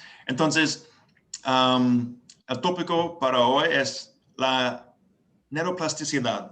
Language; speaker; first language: Spanish; non-native, learner; English